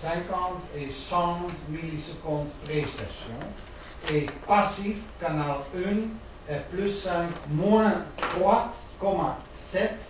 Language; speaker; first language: French; non-native, learner; Dutch